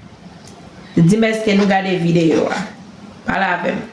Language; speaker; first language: French; non-native, learner; Haitian Creole